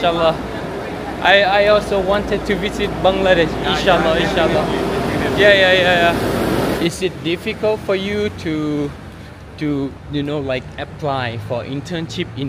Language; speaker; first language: English; non-native, learner; Thai